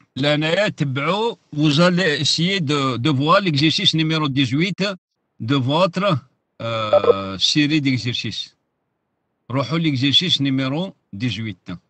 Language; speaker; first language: French; non-native, local second language; Arabic